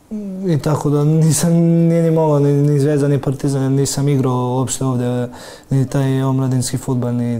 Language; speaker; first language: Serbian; early bilingual, heritage; Serbian